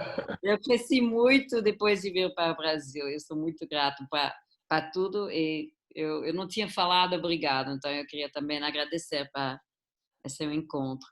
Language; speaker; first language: Portuguese; non-native, fluent; German